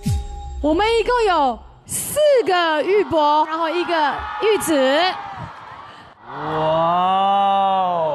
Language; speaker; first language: Chinese; native; Chinese